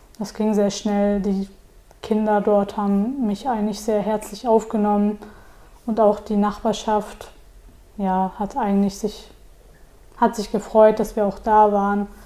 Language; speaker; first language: German; early bilingual, other home language; Turkish